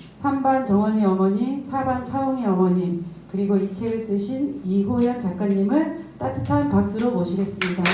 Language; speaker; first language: Korean; native; Korean